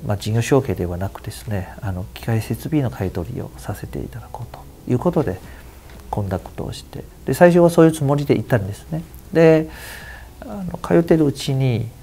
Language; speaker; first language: Japanese; non-native, fluent; Chinese